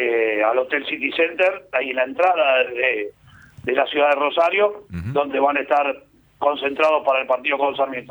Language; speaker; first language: Spanish; native; Spanish